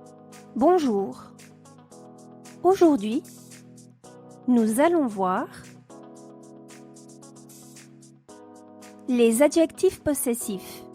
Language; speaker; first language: French; non-native, fluent; Spanish